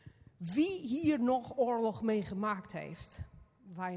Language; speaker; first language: Dutch; non-native, fluent; Portuguese